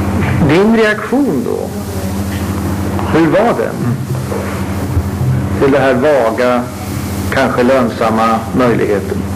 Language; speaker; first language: Swedish; native; Swedish